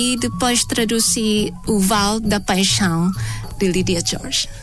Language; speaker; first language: Portuguese; non-native, fluent; Thai